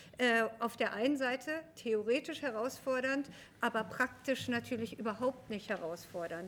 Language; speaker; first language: German; early bilingual, other home language; Persian